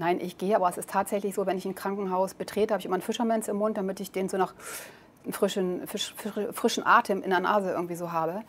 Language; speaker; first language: German; native; German